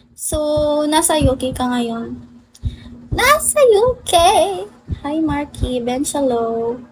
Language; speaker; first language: Filipino; non-native, local second language; Cebuano